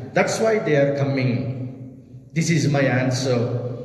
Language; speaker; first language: English; non-native, local second language; Telugu